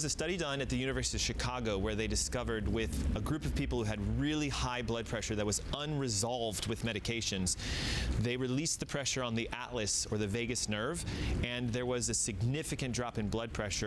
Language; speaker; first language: English; native; English